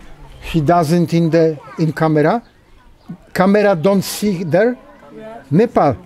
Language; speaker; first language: English; non-native, learner; Polish